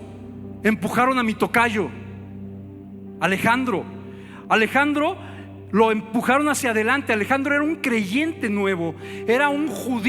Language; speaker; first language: Spanish; native; Spanish